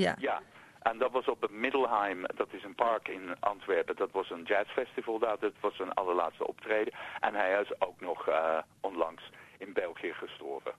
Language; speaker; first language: Dutch; non-native, fluent; English